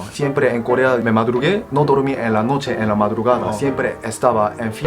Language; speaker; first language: Spanish; non-native, fluent; Korean